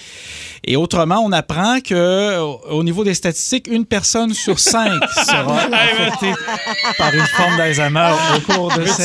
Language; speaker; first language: French; native; French